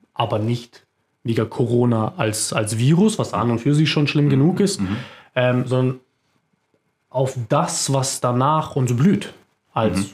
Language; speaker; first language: German; early bilingual, other home language; Croatian